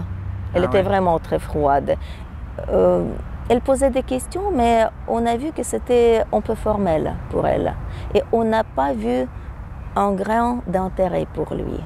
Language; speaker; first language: French; non-native, fluent; Russian